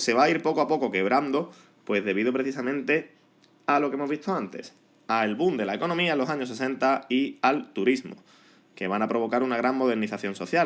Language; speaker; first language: Spanish; native; Spanish